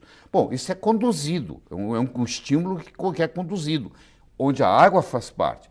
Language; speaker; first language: Portuguese; native; Portuguese